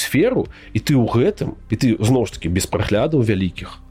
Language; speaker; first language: Belarusian; native; Belarusian